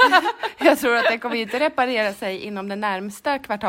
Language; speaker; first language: Swedish; native; Swedish